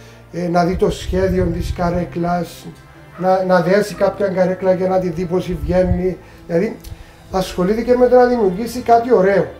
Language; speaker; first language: Greek; native; Greek